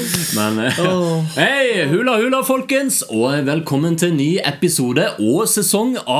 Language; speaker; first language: Norwegian; native; Norwegian